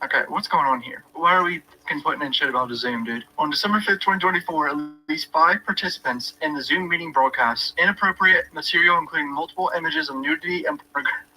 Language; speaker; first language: English; native; English